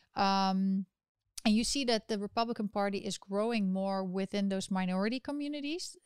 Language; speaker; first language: English; non-native, fluent; Dutch